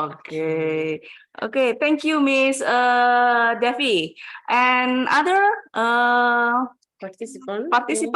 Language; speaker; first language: English; non-native, fluent; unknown